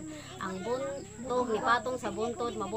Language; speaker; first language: Cebuano; native; Cebuano